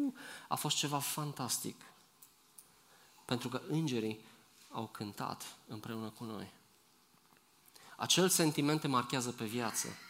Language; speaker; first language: Romanian; native; Romanian